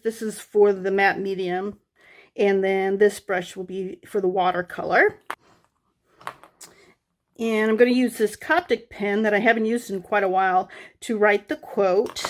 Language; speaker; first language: English; native; English